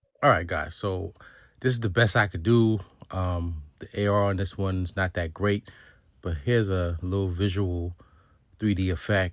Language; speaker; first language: English; native; English